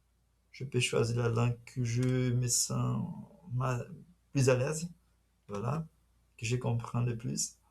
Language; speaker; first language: French; non-native, fluent; Portuguese